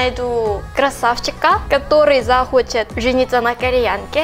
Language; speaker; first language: Russian; non-native, learner; Korean